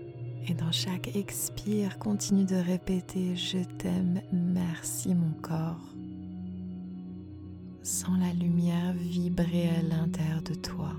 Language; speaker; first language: French; native; French